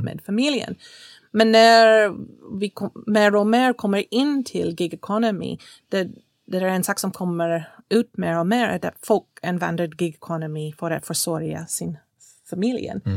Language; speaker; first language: Swedish; non-native, fluent; English